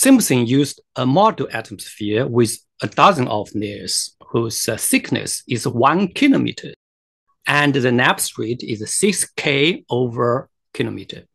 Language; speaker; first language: English; non-native, fluent; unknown